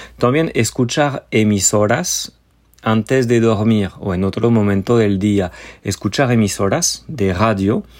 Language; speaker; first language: Spanish; non-native, fluent; French